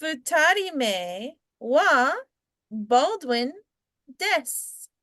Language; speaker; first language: Japanese; non-native, fluent; English